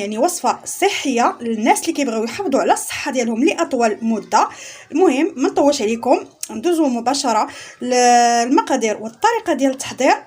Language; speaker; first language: Arabic; native; Arabic